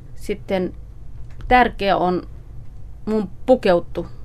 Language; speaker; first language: Finnish; non-native, learner; Somali